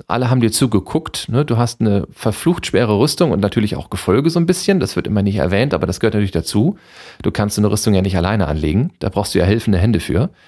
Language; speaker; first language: German; native; German